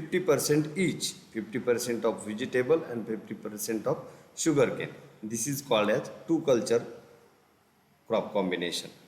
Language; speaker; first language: English; non-native, local second language; Marathi